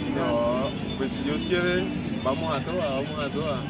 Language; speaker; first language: Spanish; non-native, fluent; French